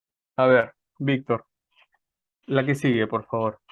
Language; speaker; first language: Spanish; native; Spanish